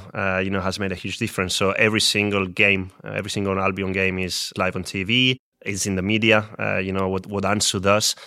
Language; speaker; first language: English; non-native, fluent; Spanish